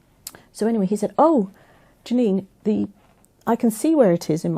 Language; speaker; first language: English; native; English